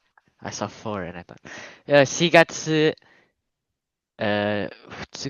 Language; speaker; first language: English; non-native, fluent; Malay